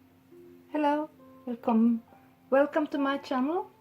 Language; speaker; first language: English; non-native, fluent; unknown